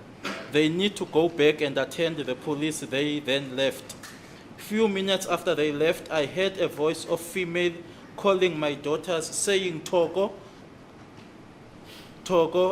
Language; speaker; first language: English; non-native, local second language; Zulu